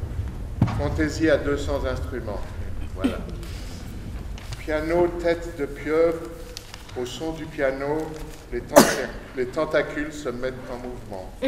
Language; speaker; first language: French; native; French